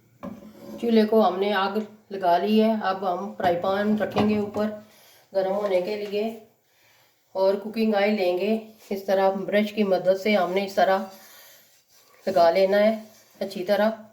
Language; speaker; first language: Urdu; non-native, local second language; Punjabi